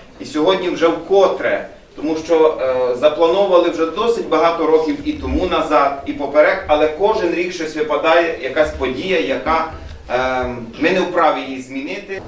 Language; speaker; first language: Ukrainian; native; Ukrainian